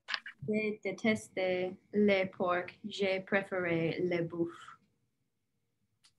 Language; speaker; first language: French; non-native, learner; English